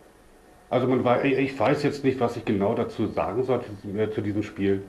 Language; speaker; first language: German; native; German